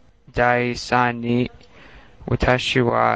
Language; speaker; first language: Japanese; non-native, learner; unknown